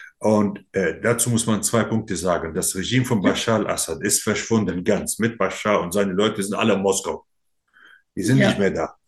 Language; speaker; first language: German; non-native, fluent; Arabic